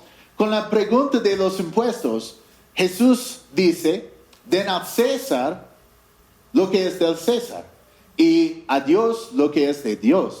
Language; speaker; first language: Spanish; non-native, fluent; English